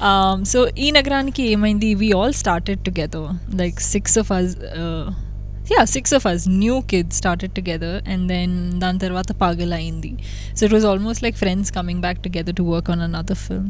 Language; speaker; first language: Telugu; non-native, local second language; Hindi